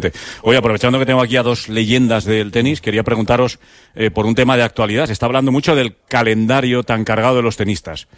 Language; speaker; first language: Spanish; native; Spanish